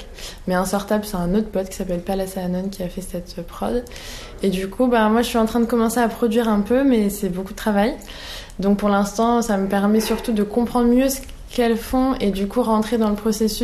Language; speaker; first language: French; native; French